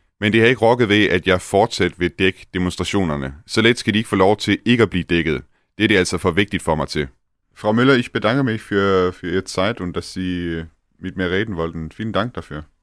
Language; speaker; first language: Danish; native; Danish